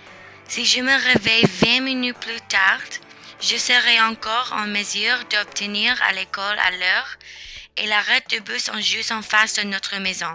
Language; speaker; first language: French; non-native, learner; English